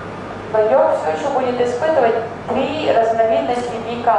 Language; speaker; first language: Russian; native; Russian